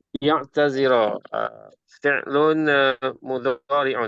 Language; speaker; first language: Arabic; non-native, learner; Indonesian